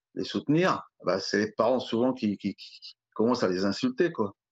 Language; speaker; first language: French; native; French